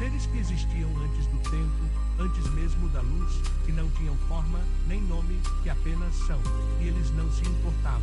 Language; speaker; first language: Portuguese; native; Portuguese